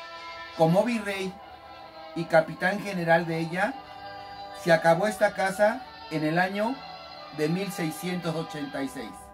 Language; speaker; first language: Spanish; native; Spanish